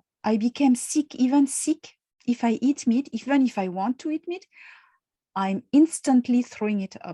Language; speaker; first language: English; non-native, fluent; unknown